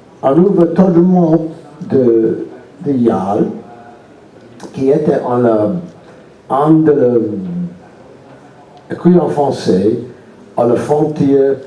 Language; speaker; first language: French; non-native, learner; English